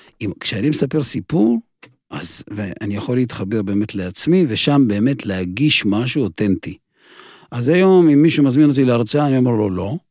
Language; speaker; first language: Hebrew; non-native, fluent; Russian